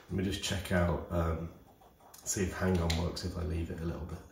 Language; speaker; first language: English; native; English